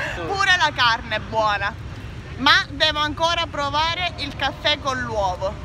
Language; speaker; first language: Italian; native; Italian